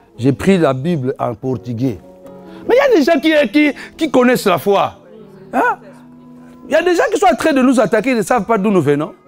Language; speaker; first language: French; non-native, fluent; Lingala